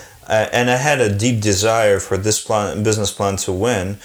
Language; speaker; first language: English; non-native, fluent; Ukrainian